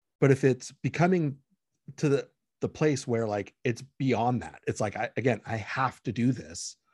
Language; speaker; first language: English; early bilingual, other home language; Spanish